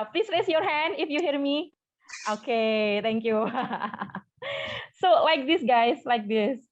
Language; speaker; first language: English; non-native, learner; Indonesian